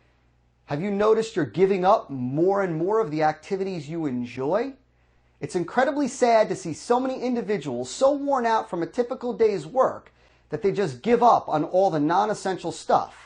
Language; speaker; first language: English; native; English